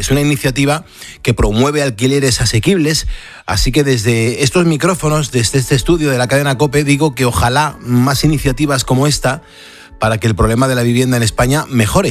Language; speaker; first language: Spanish; native; Spanish